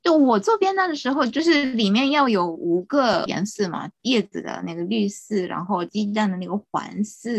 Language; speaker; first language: Chinese; non-native, fluent; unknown